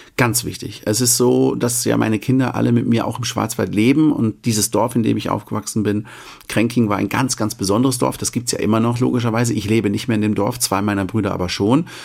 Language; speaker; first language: German; native; German